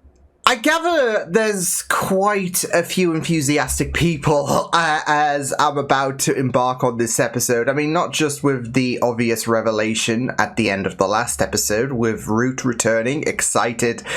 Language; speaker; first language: English; native; English